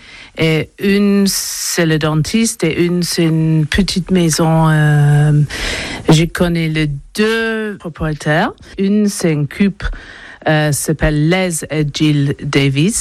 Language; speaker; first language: French; non-native, learner; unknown